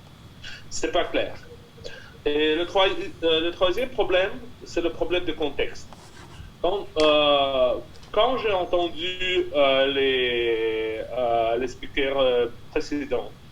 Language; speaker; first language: French; non-native, fluent; Russian